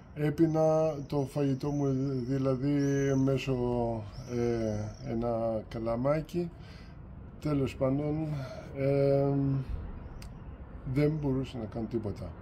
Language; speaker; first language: Greek; early bilingual, heritage; Greek